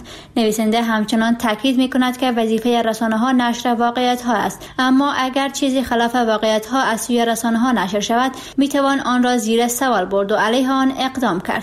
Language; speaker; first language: Persian; native; Persian